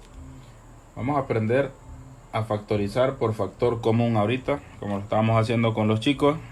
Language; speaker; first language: Spanish; native; Spanish